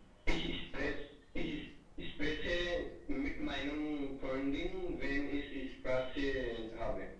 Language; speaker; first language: German; non-native, learner; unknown